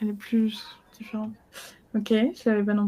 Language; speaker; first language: French; native; French